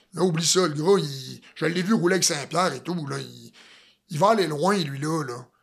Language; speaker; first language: French; native; French